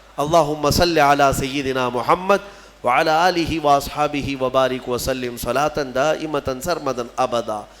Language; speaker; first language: Urdu; native; Urdu